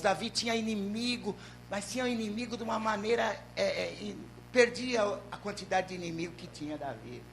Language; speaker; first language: Portuguese; native; Portuguese